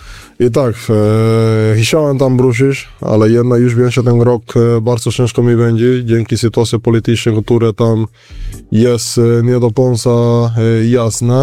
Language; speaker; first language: Polish; non-native, learner; Spanish